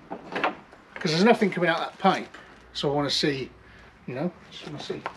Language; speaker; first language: English; native; English